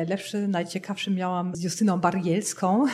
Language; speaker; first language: Polish; non-native, fluent; German